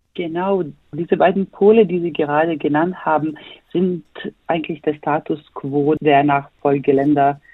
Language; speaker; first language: German; non-native, fluent; Bosnian